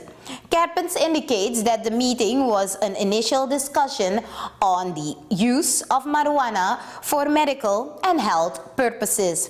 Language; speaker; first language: English; non-native, fluent; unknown